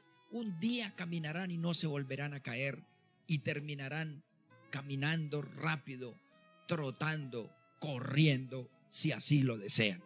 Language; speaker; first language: Spanish; native; Spanish